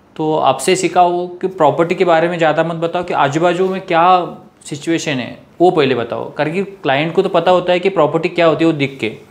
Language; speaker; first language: Hindi; non-native, local second language; Marathi